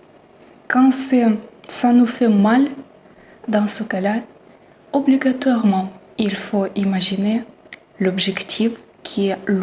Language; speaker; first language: French; non-native, fluent; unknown